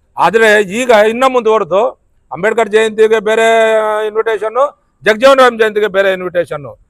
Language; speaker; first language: Kannada; native; Kannada